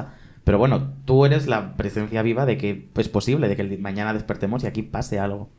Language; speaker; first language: Spanish; native; Spanish